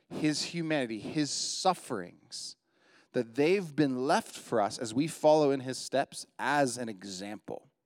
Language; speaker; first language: English; native; English